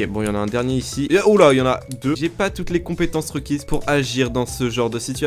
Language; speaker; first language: French; native; French